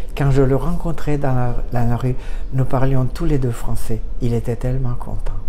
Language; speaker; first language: French; non-native, fluent; Romanian